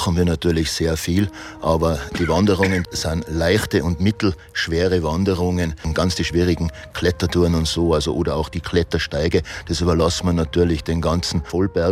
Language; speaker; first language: German; native; German